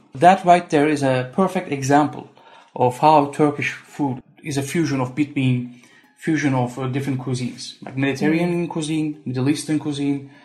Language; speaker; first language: English; non-native, fluent; Turkish